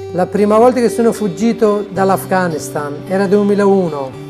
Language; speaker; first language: Italian; non-native, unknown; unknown